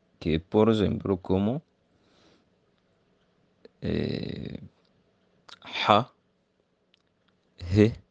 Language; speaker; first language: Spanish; non-native, learner; Arabic